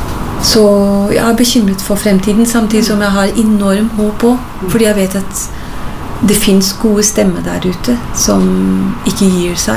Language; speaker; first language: Norwegian; non-native, fluent; English